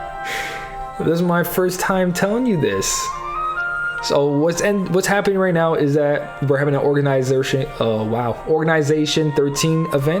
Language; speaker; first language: English; native; English